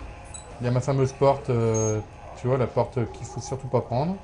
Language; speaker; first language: French; native; French